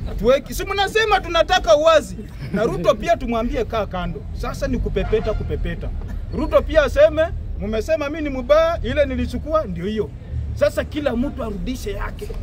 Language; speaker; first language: Swahili; non-native, local second language; Luyia